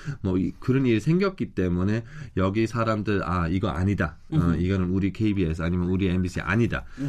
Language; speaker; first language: Korean; non-native, fluent; German